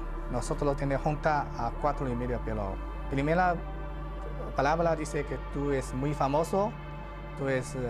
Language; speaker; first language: Spanish; non-native, learner; Chinese